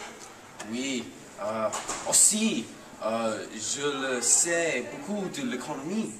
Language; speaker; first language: French; non-native, learner; English